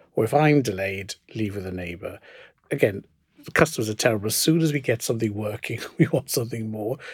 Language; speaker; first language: English; native; English